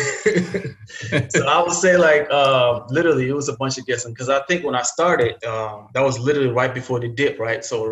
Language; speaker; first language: English; non-native, fluent; Arabic